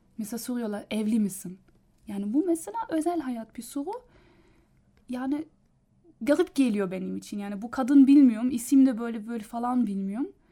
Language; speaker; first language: Turkish; non-native, learner; German